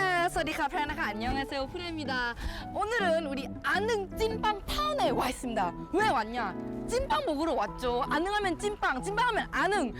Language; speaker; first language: Korean; non-native, fluent; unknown